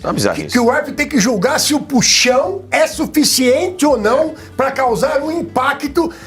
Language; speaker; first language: Portuguese; native; Portuguese